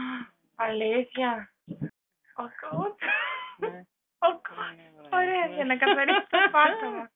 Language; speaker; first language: Greek; non-native, learner; German